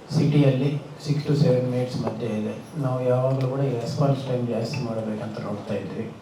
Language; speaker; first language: Kannada; native; Kannada